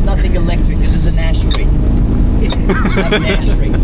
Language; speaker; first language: English; non-native, local second language; Italian